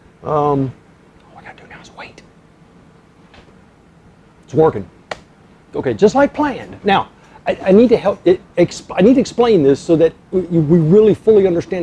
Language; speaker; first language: English; native; English